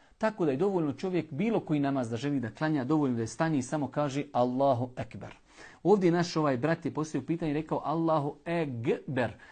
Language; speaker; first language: Bosnian; native; Bosnian